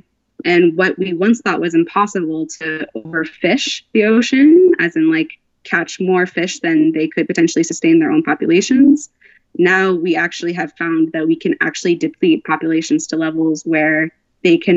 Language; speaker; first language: English; native; English